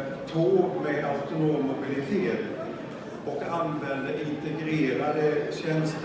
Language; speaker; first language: Swedish; native; Swedish